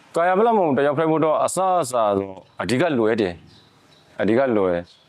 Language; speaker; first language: Burmese; native; Burmese